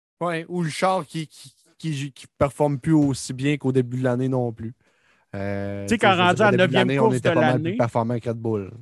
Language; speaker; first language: French; native; French